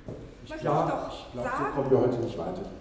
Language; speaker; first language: German; native; German